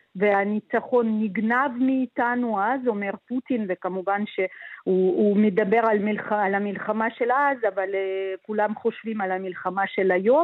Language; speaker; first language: Hebrew; early bilingual, other home language; Russian